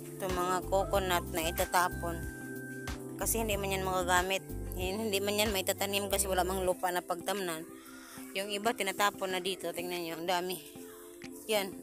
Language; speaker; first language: Filipino; non-native, local second language; Cebuano